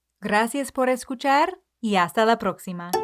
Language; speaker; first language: Spanish; non-native, fluent; English